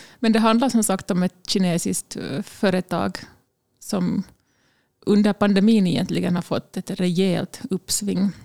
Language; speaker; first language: Swedish; native; Swedish